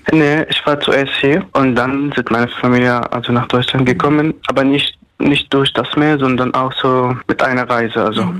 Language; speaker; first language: German; non-native, fluent; Arabic